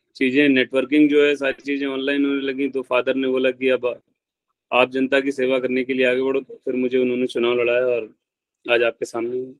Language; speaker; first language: Hindi; native; Hindi